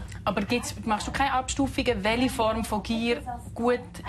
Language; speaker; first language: German; native; German